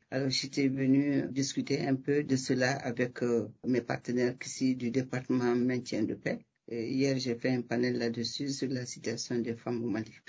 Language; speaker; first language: French; non-native, local second language; Bambara